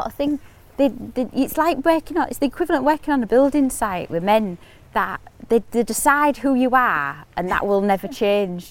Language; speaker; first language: English; native; English